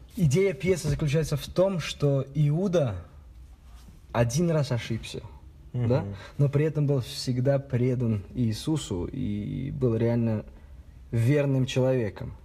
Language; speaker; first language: Russian; non-native, local second language; Uzbek